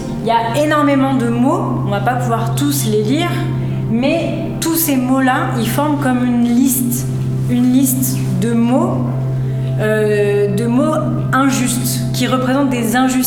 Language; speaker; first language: French; native; French